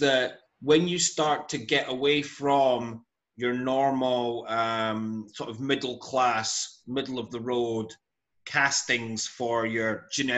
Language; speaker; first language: English; native; English